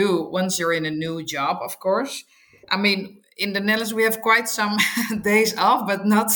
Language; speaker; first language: English; non-native, fluent; Dutch